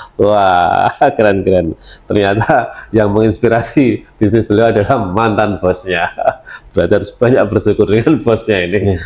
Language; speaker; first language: Indonesian; native; Indonesian